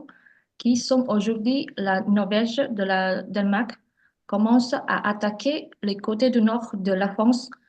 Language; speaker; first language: French; non-native, learner; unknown